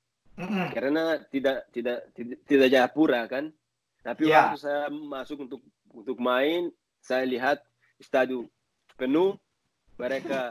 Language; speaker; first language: Indonesian; non-native, learner; Portuguese